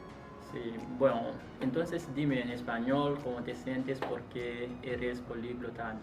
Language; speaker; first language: Spanish; non-native, fluent; Haitian Creole